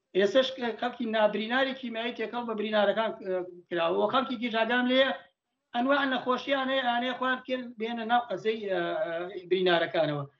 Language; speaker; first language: Central Kurdish; native; Central Kurdish